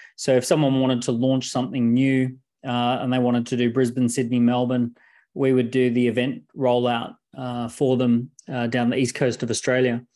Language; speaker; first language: English; native; English